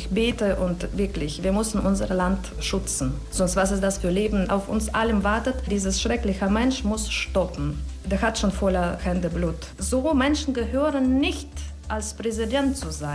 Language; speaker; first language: German; non-native, learner; Ukrainian